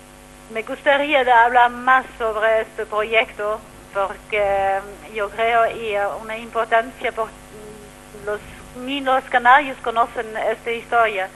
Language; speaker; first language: Spanish; non-native, fluent; German